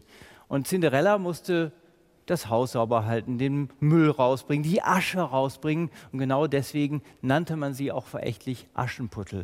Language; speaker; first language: German; native; German